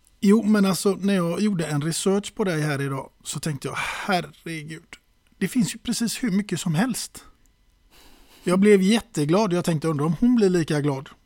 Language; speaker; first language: Swedish; native; Swedish